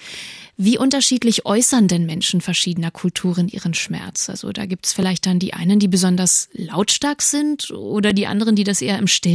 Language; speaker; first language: German; native; German